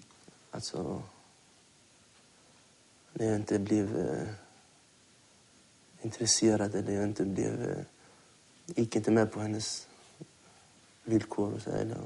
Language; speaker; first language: Swedish; native; Swedish